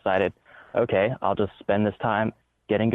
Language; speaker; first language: English; native; English